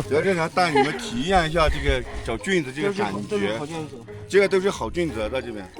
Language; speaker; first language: Chinese; native; Chinese